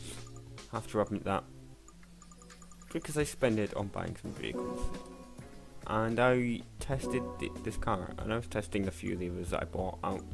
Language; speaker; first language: English; native; English